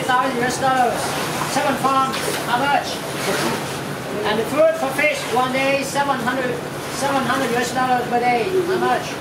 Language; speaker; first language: English; non-native, learner; Vietnamese